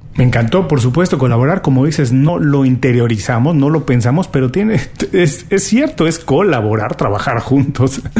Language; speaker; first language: Spanish; native; Spanish